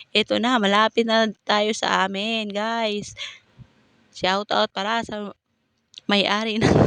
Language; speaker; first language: Filipino; non-native, local second language; Cebuano